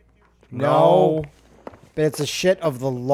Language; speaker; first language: English; native; English